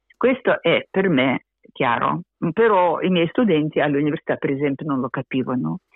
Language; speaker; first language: Italian; non-native, fluent; Russian